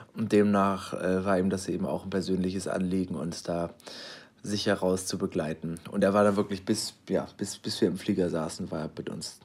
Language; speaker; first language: German; native; German